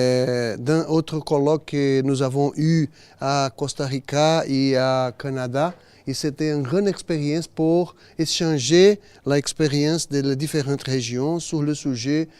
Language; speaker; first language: French; non-native, learner; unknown